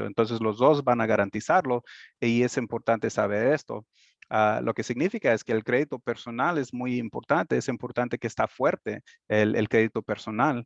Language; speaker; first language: Spanish; early bilingual, heritage; Spanish